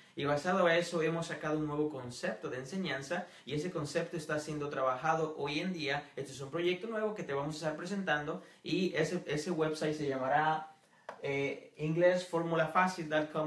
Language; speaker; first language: Spanish; native; Spanish